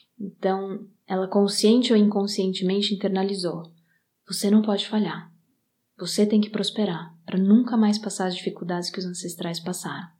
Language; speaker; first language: Portuguese; native; Portuguese